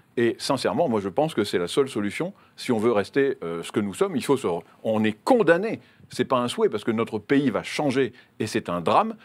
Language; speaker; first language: French; native; French